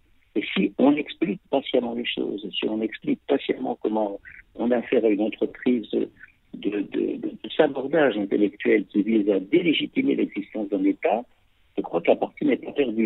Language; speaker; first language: French; native; French